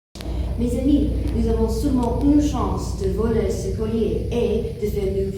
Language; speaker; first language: French; non-native, learner; English